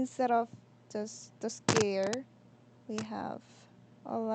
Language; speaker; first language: English; non-native, learner; Korean